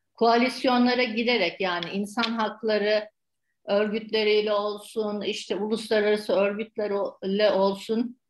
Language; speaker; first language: Turkish; native; Turkish